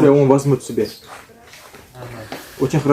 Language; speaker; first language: Russian; non-native, learner; Uzbek